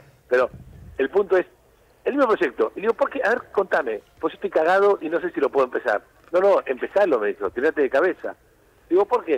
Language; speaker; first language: Spanish; native; Spanish